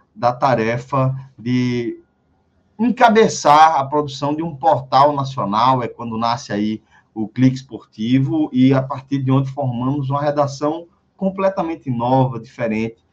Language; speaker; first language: Portuguese; native; Portuguese